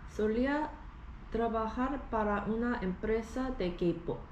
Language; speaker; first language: Spanish; non-native, learner; Korean